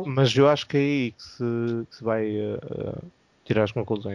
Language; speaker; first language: Portuguese; native; Portuguese